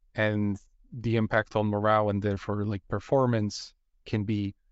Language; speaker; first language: English; non-native, fluent; Bulgarian